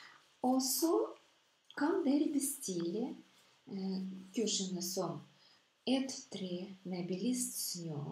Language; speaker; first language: Norwegian; non-native, fluent; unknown